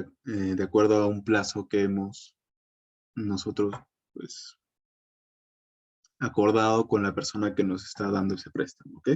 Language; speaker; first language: Spanish; native; Spanish